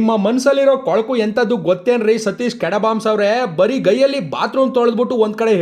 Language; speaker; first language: Kannada; native; Kannada